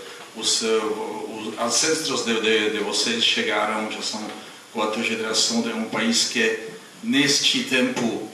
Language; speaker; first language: Portuguese; non-native, fluent; Czech